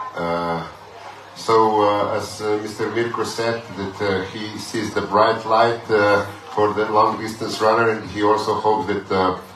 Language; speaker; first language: English; non-native, fluent; Slovenian